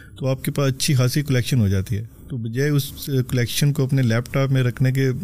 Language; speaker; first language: Urdu; non-native, local second language; Punjabi